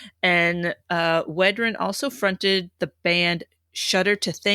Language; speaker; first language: English; native; English